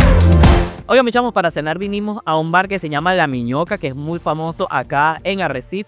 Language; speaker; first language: Spanish; native; Spanish